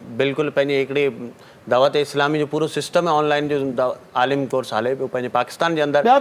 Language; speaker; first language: Sindhi; non-native, local second language; Marwari